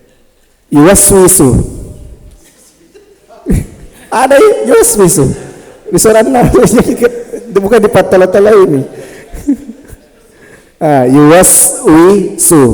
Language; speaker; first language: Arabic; non-native, fluent; Indonesian